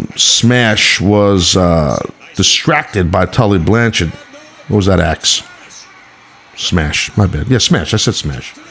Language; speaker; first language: English; native; English